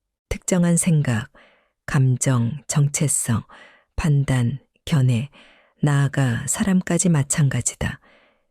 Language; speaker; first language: Korean; native; Korean